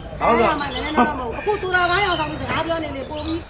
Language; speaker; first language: Burmese; native; Burmese